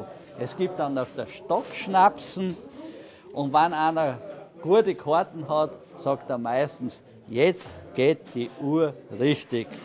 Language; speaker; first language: German; native; German